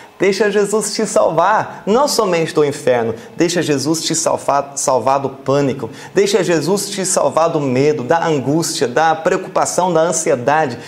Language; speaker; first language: Portuguese; non-native, fluent; German